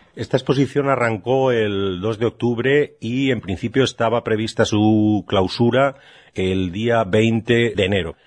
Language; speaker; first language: Spanish; native; Spanish